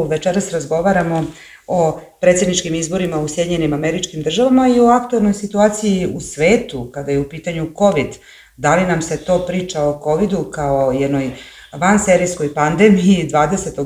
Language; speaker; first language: Serbian; native; Serbian